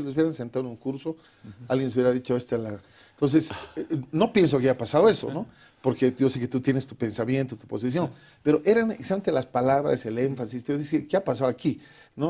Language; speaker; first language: Spanish; native; Spanish